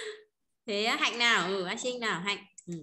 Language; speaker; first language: Vietnamese; native; Vietnamese